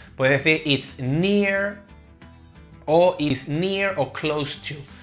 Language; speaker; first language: English; non-native, fluent; Spanish